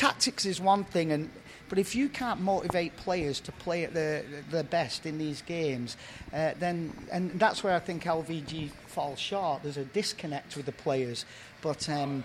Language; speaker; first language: English; native; English